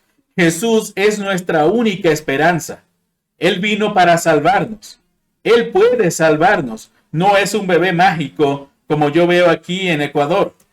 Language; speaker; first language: Spanish; non-native, fluent; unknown